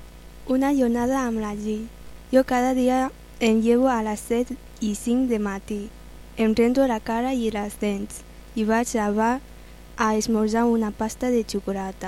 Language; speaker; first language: Catalan; non-native, learner; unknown